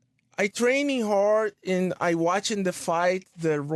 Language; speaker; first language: English; non-native, learner; Portuguese